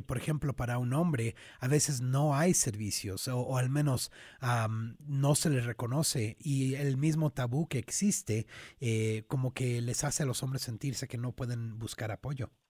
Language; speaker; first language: Spanish; native; Spanish